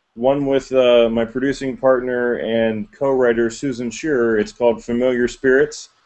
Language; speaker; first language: English; native; English